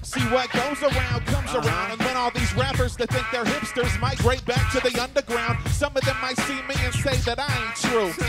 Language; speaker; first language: English; native; English